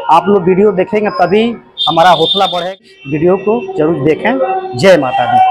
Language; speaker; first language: Hindi; native; Hindi